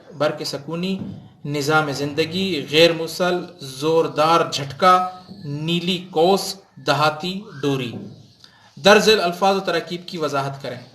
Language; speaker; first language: Urdu; non-native, local second language; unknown